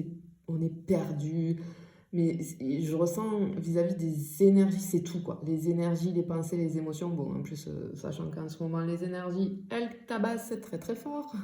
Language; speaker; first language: French; native; French